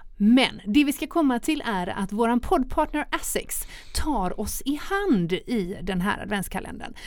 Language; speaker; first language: Swedish; native; Swedish